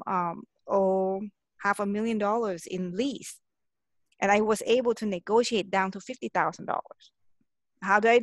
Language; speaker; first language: English; non-native, fluent; Thai